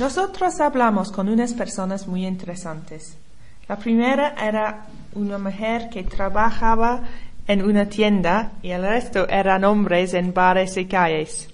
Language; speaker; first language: Spanish; non-native, learner; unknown